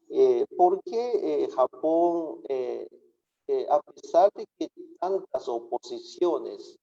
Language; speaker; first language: Spanish; non-native, fluent; Japanese